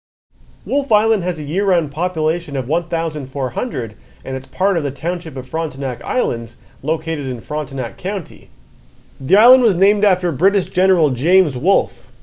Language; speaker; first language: English; native; English